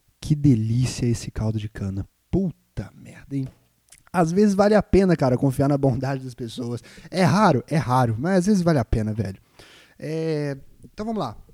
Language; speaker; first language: Portuguese; native; Portuguese